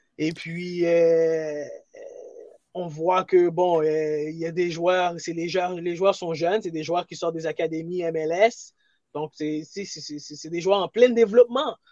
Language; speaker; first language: French; early bilingual, other home language; Haitian Creole